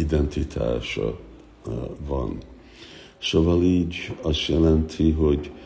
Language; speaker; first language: Hungarian; early bilingual, heritage; Hungarian